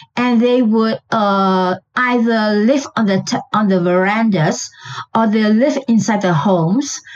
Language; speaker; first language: English; non-native, local second language; Chinese